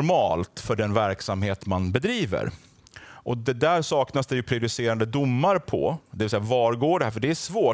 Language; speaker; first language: Swedish; native; Swedish